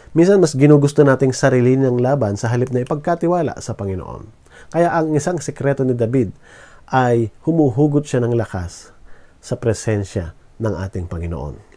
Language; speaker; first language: Filipino; native; Filipino